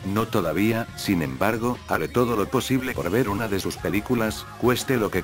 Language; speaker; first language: Spanish; native; Spanish